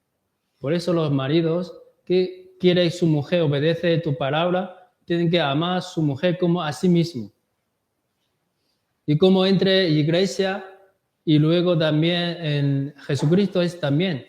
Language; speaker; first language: Spanish; non-native, learner; Korean